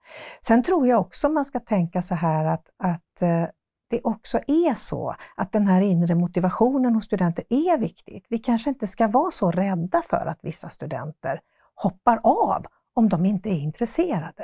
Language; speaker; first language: Swedish; native; Swedish